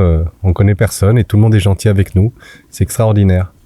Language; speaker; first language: French; native; French